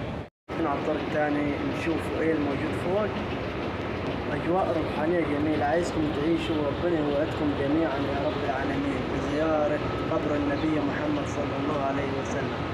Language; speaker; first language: Arabic; native; Arabic